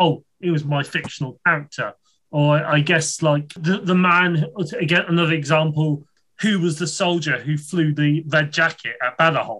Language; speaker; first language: English; native; English